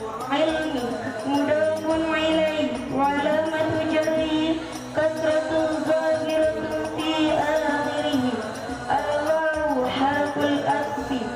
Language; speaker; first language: Arabic; non-native, learner; Indonesian